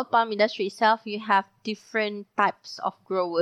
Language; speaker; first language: English; non-native, local second language; Malay